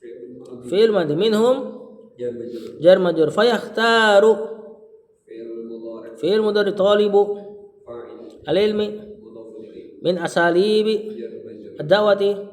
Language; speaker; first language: Arabic; non-native, fluent; Indonesian